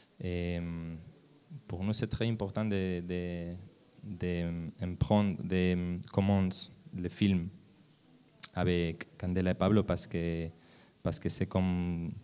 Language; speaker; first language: French; non-native, learner; Spanish